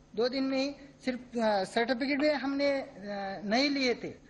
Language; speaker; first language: Hindi; non-native, local second language; Marathi